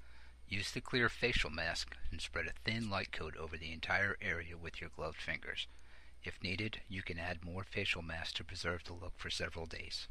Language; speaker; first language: English; native; English